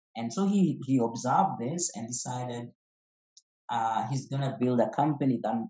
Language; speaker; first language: English; non-native, local second language; Kikuyu